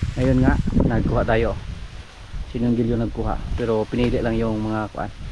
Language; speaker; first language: Filipino; non-native, local second language; Cebuano